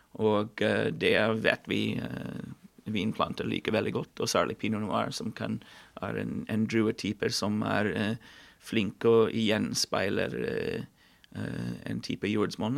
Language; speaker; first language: Norwegian; non-native, fluent; English